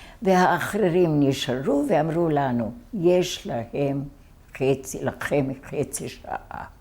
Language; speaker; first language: Hebrew; non-native, fluent; Hungarian